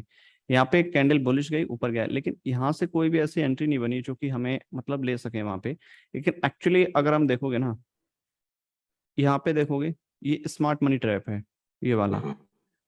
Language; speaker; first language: Hindi; native; Hindi